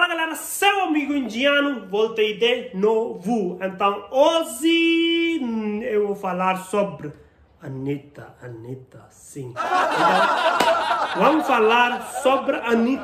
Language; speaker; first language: Portuguese; non-native, learner; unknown